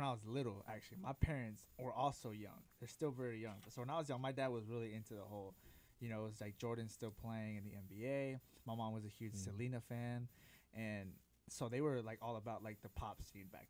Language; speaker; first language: English; native; English